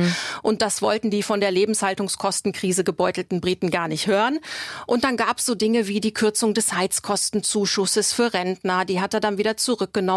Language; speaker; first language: German; native; German